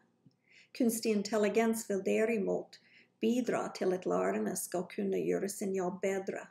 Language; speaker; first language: Norwegian; non-native, fluent; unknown